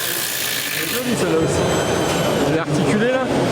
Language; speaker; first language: French; native; French